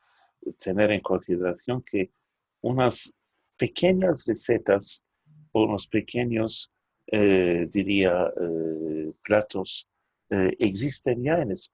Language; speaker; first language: Spanish; early bilingual, heritage; Turkish